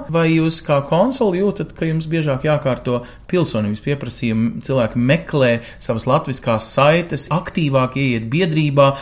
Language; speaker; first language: Latvian; native; Latvian